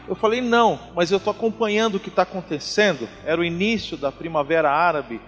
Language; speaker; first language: Portuguese; native; Portuguese